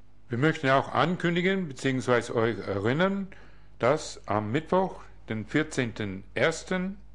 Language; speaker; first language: German; non-native, fluent; English